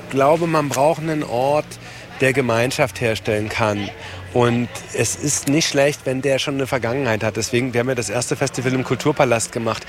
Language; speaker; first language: German; native; German